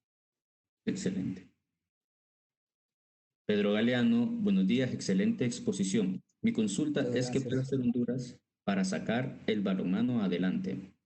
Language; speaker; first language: Spanish; native; Spanish